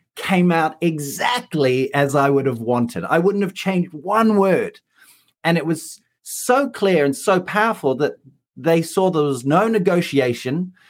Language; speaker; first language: English; native; English